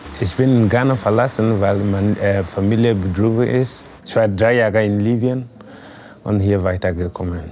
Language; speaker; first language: German; non-native, learner; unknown